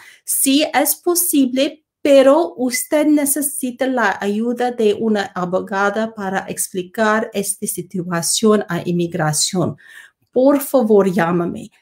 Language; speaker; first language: Spanish; non-native, learner; English